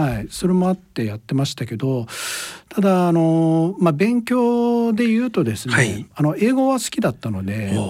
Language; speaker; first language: Japanese; native; Japanese